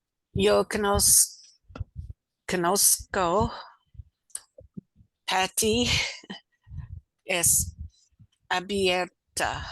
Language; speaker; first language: Spanish; non-native, learner; English